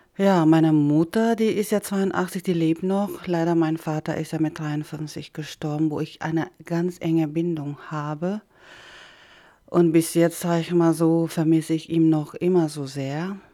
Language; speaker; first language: German; non-native, fluent; Filipino